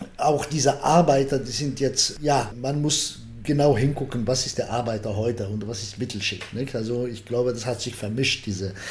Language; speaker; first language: German; non-native, fluent; Arabic